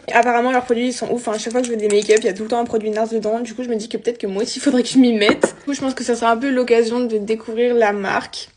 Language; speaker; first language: French; native; French